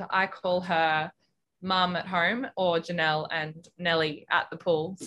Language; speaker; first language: English; native; English